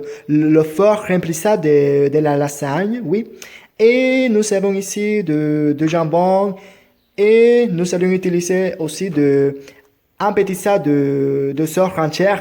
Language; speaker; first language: French; non-native, learner; Spanish